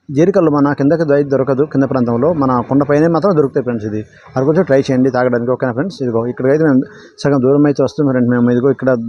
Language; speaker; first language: Telugu; non-native, local second language; Odia